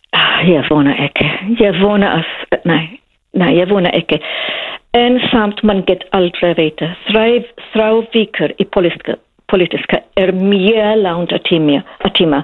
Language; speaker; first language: Icelandic; non-native, learner; English